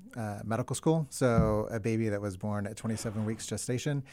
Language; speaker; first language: English; native; English